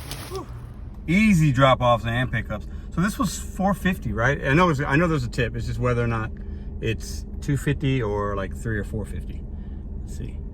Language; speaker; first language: English; native; English